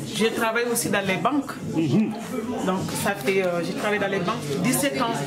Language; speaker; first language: French; non-native, fluent; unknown